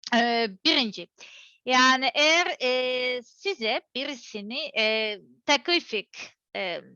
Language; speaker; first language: Turkish; non-native, learner; Serbian